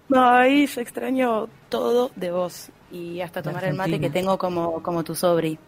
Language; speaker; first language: Spanish; non-native, fluent; French